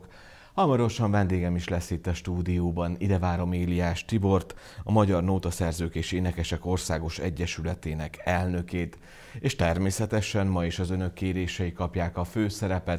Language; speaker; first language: Hungarian; native; Hungarian